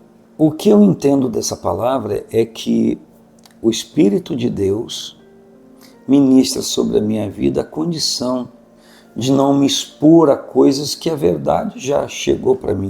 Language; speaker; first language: Portuguese; native; Portuguese